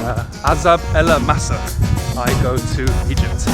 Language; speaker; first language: English; native; English